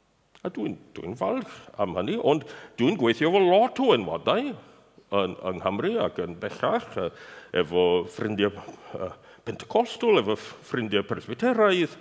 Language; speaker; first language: Welsh; non-native, fluent; English